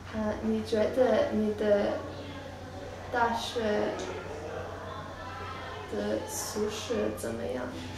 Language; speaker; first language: Chinese; non-native, learner; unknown